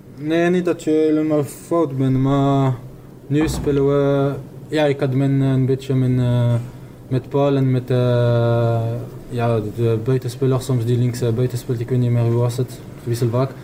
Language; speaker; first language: Dutch; non-native, fluent; French